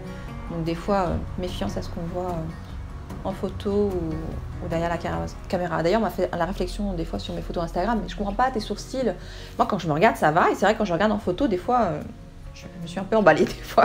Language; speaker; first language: French; native; French